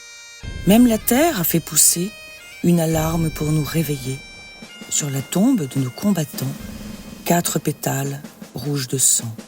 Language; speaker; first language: French; native; French